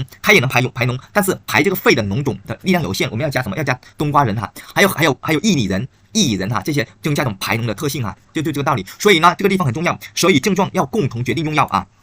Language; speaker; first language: Chinese; native; Chinese